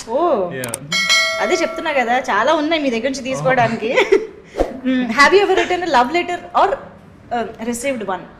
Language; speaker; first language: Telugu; native; Telugu